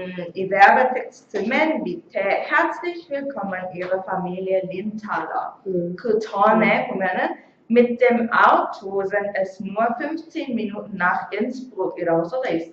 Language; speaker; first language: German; non-native, fluent; Korean